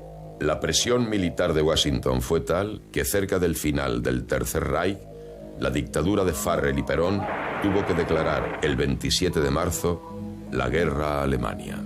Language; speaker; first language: Spanish; native; Spanish